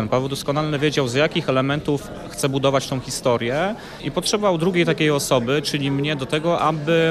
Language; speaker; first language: Polish; native; Polish